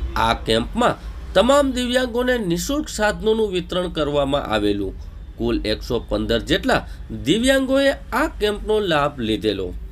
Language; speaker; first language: Gujarati; native; Gujarati